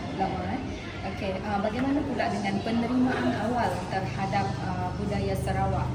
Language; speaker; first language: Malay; non-native, local second language; Iban